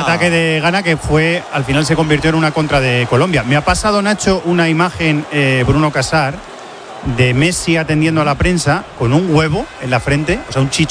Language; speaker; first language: Spanish; native; Spanish